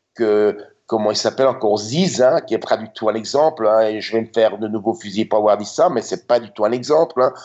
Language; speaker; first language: French; native; French